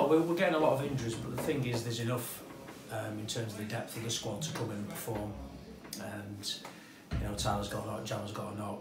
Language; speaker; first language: English; native; English